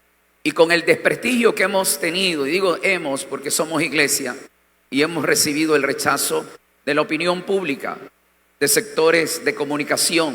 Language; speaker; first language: Spanish; native; Spanish